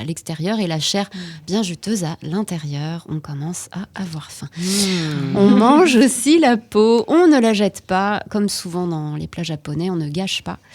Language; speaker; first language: French; native; French